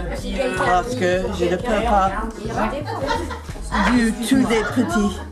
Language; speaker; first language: French; non-native, learner; English